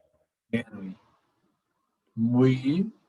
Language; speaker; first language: French; non-native, learner; Portuguese